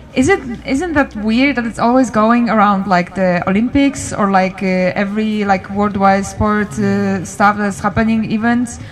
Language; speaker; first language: English; non-native, learner; Polish